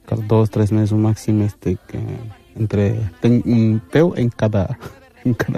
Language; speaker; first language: Catalan; non-native, fluent; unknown